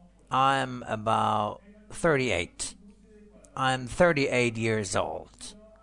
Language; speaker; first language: English; non-native, fluent; Persian